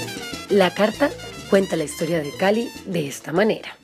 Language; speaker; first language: Spanish; native; Spanish